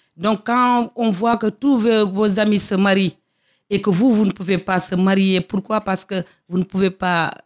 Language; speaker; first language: French; non-native, local second language; Fula